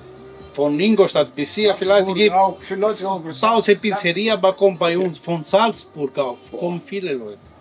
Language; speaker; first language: German; non-native, learner; Italian